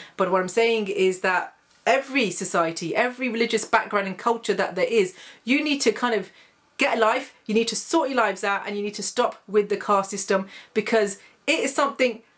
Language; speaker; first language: English; native; English